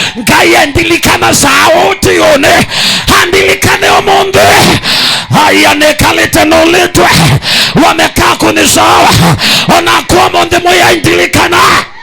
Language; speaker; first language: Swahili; non-native, local second language; Kamba